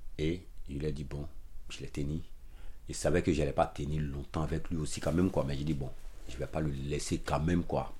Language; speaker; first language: French; non-native, local second language; Dyula